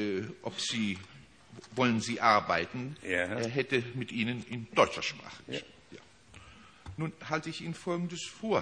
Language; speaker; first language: German; native; German